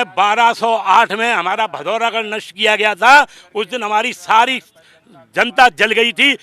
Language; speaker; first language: Hindi; native; Hindi